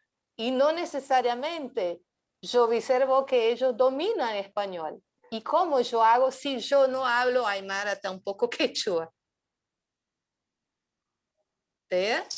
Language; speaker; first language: Spanish; non-native, fluent; Portuguese